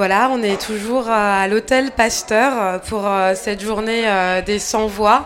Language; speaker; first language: French; native; French